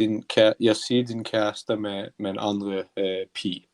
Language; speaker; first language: Danish; non-native, learner; Turkish